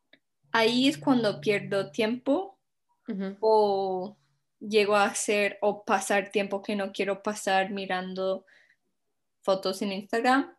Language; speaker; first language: Spanish; non-native, fluent; English